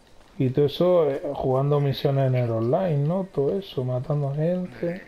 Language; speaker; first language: Spanish; native; Spanish